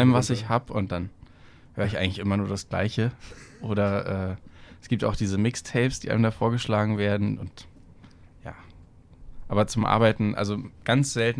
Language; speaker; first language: German; native; German